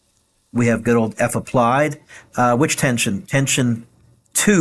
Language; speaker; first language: English; native; English